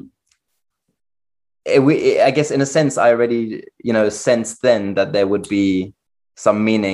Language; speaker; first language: English; native; English